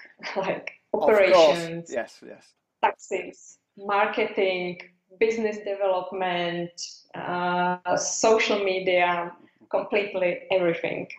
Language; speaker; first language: English; non-native, fluent; Czech